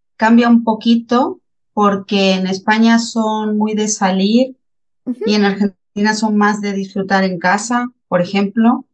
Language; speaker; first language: Spanish; native; Spanish